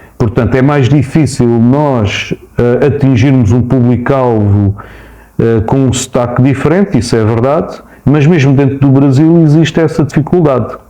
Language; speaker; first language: Portuguese; native; Portuguese